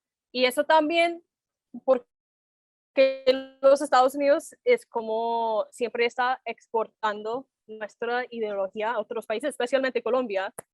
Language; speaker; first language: Spanish; non-native, fluent; English